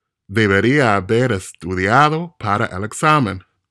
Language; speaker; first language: Spanish; non-native, fluent; English